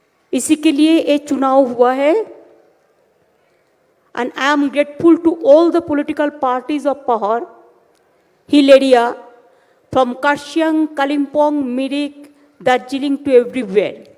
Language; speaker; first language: Hindi; non-native, local second language; Bangla